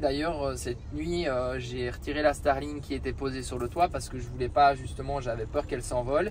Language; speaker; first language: French; native; French